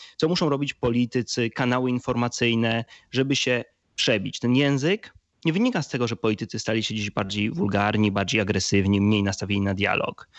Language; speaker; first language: Polish; native; Polish